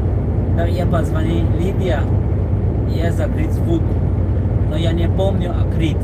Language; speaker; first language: Russian; non-native, learner; English